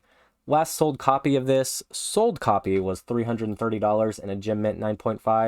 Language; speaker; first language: English; native; English